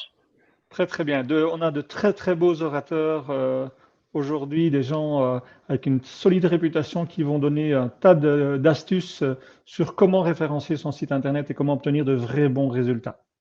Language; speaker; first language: French; native; French